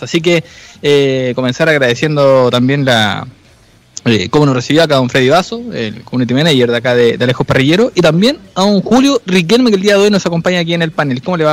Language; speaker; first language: Spanish; native; Spanish